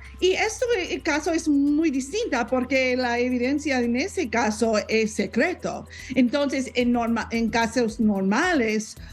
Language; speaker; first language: Spanish; non-native, learner; English